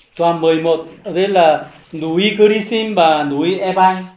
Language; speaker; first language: Vietnamese; non-native, learner; Korean